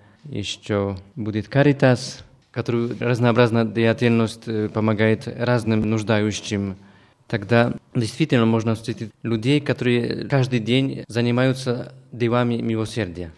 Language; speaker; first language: Russian; non-native, fluent; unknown